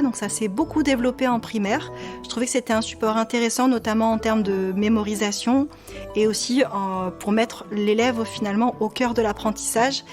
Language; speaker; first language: French; native; French